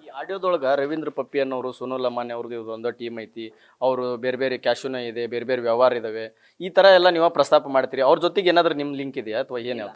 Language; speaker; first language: Kannada; native; Kannada